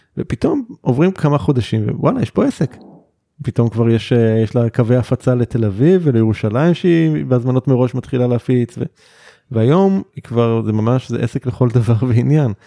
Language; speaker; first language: Hebrew; native; Hebrew